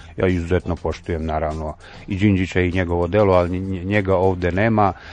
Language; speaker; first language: Serbian; non-native, local second language; Rusyn